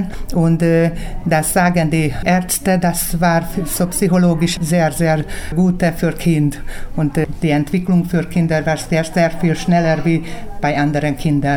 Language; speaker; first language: German; early bilingual, heritage; German